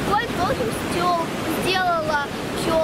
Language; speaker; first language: Russian; non-native, local second language; Lithuanian